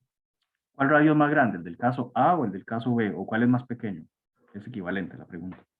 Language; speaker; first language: Spanish; native; Spanish